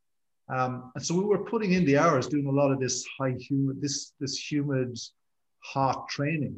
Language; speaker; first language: English; native; English